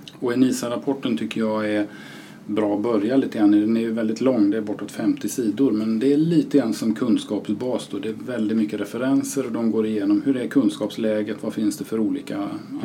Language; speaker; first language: Swedish; native; Swedish